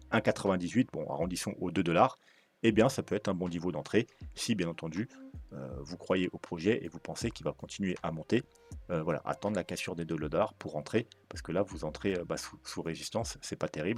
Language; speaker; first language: French; native; French